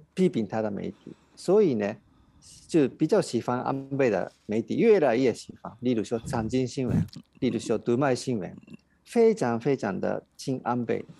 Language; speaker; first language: Chinese; non-native, fluent; Japanese